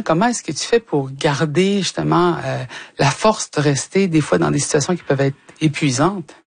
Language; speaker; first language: French; native; French